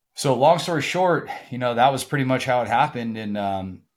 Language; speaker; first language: English; native; English